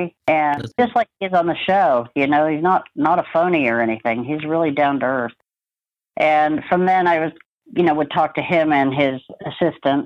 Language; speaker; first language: English; native; English